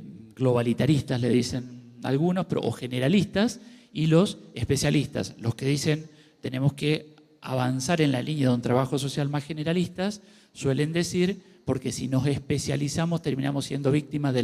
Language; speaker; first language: Spanish; native; Spanish